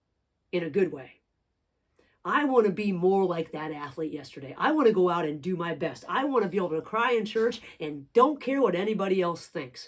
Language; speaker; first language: English; native; English